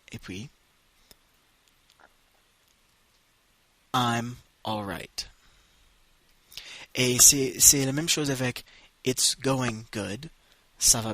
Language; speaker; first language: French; non-native, fluent; English